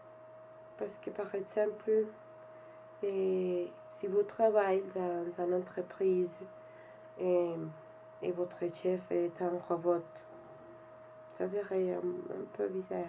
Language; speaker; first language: French; non-native, learner; Spanish